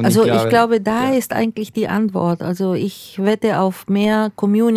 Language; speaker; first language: German; early bilingual, other home language; Spanish